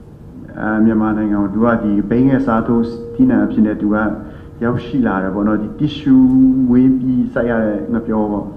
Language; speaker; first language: Burmese; non-native, local second language; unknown